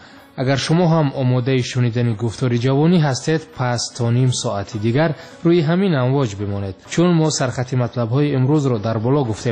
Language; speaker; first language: Tajik; native; Tajik